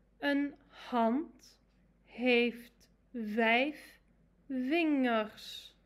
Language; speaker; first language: Dutch; non-native, fluent; Arabic